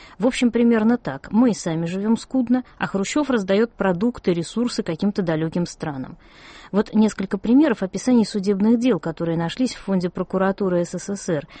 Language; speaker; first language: Russian; native; Russian